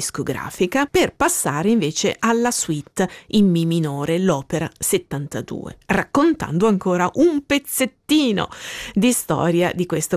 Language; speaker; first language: Italian; native; Italian